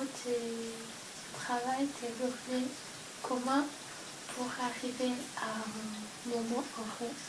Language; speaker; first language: French; non-native, learner; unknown